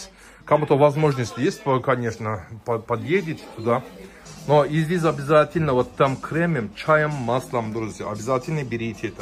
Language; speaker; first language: Russian; non-native, learner; Turkish